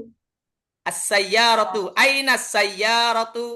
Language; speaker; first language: Arabic; non-native, fluent; Indonesian